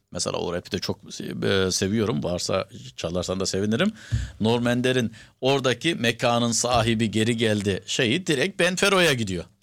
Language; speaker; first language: Turkish; early bilingual, heritage; Turkish